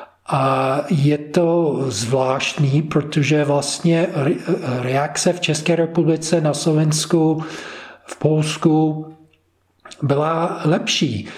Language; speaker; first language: Czech; non-native, fluent; English